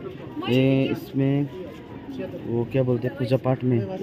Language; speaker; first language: Hindi; non-native, local second language; Nepali